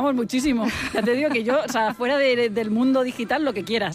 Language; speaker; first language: Spanish; native; Spanish